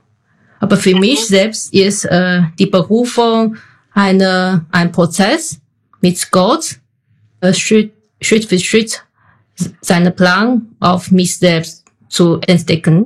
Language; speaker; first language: German; non-native, fluent; Chinese